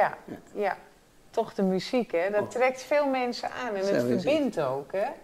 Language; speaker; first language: Dutch; native; Dutch